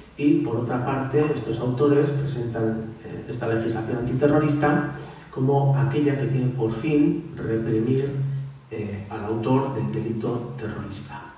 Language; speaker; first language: Spanish; non-native, local second language; Basque